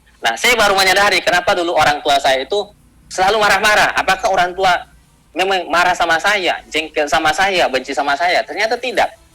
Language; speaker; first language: Indonesian; non-native, local second language; Buginese